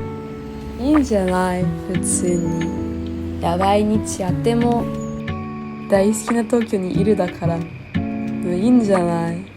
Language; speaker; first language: Japanese; non-native, learner; English